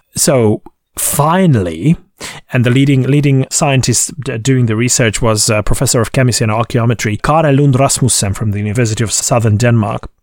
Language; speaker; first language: English; non-native, fluent; Hungarian